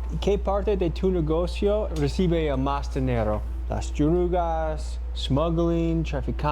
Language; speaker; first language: Spanish; non-native, learner; English